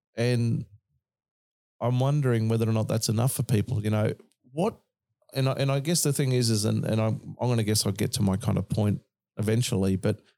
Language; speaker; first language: English; native; English